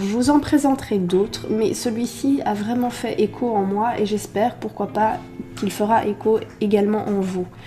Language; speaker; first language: French; native; French